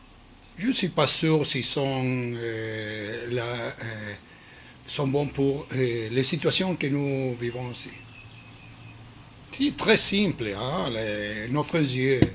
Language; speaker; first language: French; non-native, learner; Hebrew